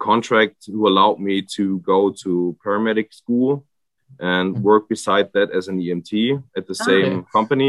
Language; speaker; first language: English; non-native, fluent; German